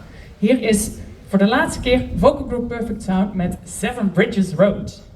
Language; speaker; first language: Dutch; native; Dutch